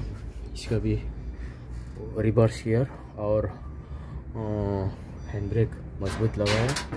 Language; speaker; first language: Hindi; non-native, learner; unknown